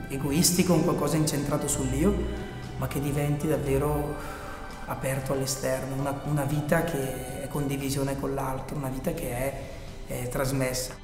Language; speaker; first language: Italian; native; Italian